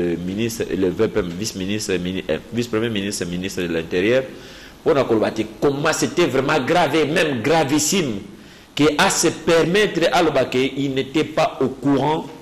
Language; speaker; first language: French; non-native, local second language; Luba-Lulua